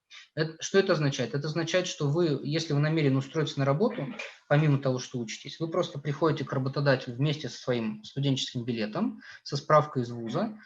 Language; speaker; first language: Russian; native; Russian